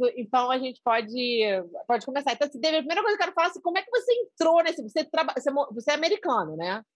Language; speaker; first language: Portuguese; native; Portuguese